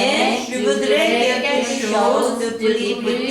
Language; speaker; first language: French; non-native, learner; Korean